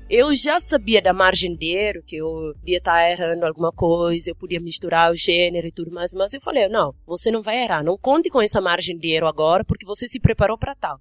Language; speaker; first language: Portuguese; non-native, fluent; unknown